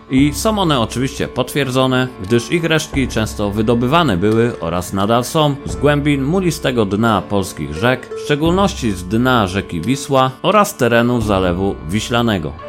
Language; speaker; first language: Polish; native; Polish